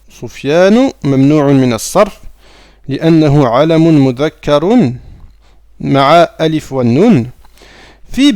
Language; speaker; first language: Arabic; non-native, fluent; French